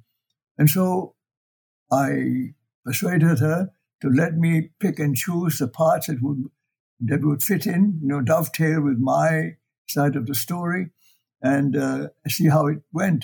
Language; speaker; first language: English; non-native, local second language; Chinese